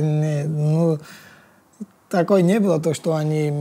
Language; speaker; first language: Russian; non-native, learner; Georgian